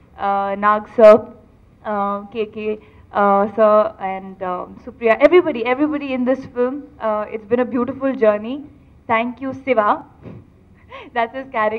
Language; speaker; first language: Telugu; non-native, learner; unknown